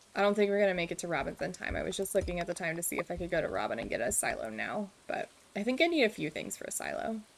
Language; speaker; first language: English; native; English